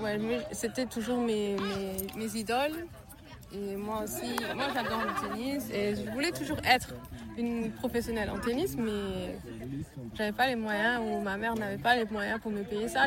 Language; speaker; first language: French; early bilingual, heritage; French